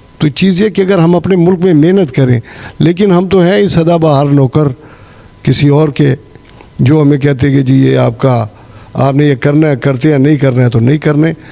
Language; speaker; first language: Urdu; non-native, local second language; Pashto